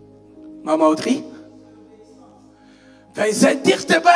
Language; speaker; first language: Dutch; non-native, fluent; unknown